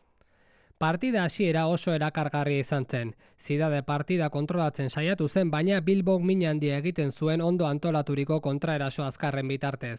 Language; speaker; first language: Basque; native; Basque